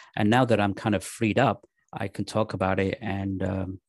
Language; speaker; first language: English; native; English